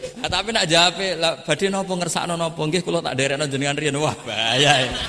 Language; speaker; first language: Indonesian; non-native, local second language; Javanese